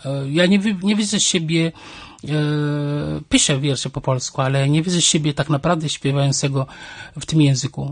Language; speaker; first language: Polish; non-native, fluent; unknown